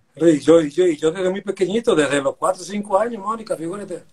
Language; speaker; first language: Spanish; native; Spanish